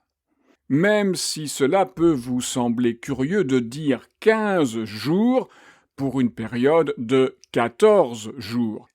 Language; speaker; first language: French; native; French